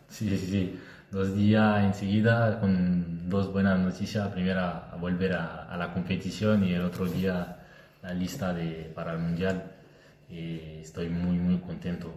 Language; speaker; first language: Spanish; non-native, learner; French